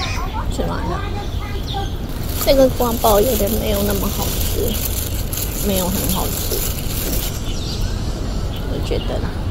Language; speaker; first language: Chinese; non-native, fluent; Japanese